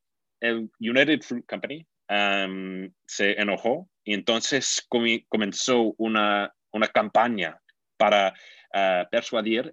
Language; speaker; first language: Spanish; non-native, fluent; English